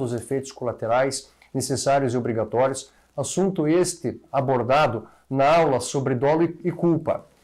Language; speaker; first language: Portuguese; native; Portuguese